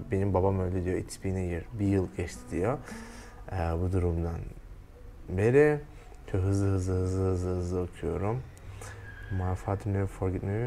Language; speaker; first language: Turkish; native; Turkish